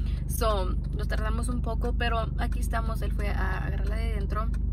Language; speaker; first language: Spanish; early bilingual, heritage; Spanish